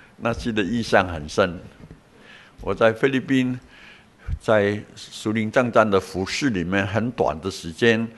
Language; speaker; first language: Chinese; non-native, local second language; Cantonese